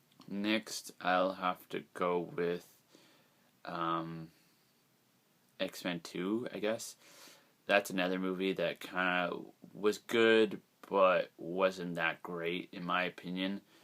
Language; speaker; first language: English; native; English